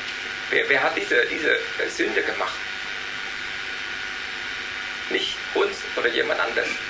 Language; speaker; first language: German; non-native, learner; Vietnamese